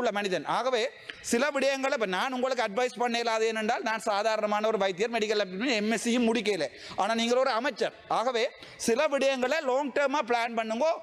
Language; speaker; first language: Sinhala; non-native, local second language; Tamil